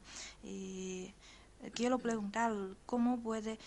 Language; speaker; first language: Spanish; non-native, learner; Chinese